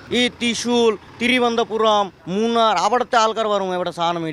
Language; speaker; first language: Malayalam; non-native, learner; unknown